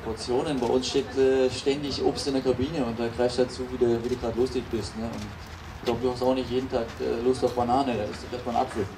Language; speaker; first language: German; native; German